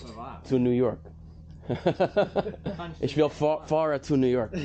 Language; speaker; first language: German; non-native, learner; English